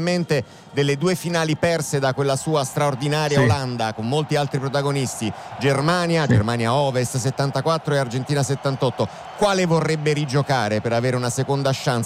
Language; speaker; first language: Italian; native; Italian